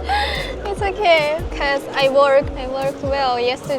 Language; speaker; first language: English; non-native, learner; Japanese